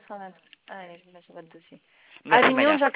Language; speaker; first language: French; native; French